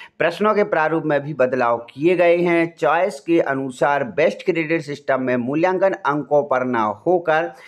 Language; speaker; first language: Hindi; native; Hindi